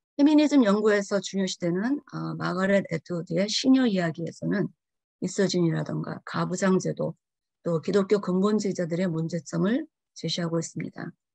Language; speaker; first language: Korean; early bilingual, heritage; Korean